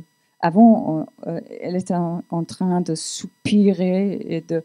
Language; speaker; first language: French; non-native, fluent; English